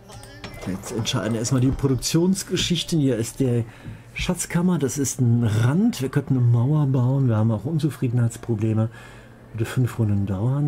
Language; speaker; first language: German; native; German